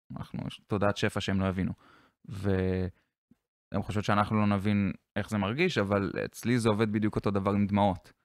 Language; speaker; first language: Hebrew; native; Hebrew